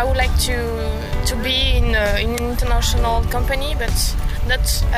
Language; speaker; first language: English; non-native, learner; French